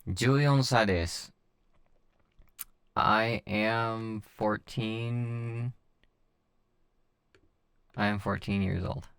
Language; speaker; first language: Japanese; non-native, learner; English